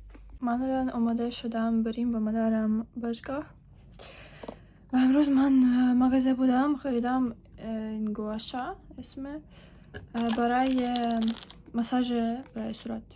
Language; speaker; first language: Persian; non-native, learner; Ukrainian